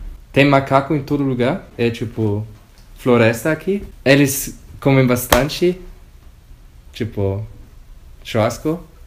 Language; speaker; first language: Portuguese; non-native, fluent; German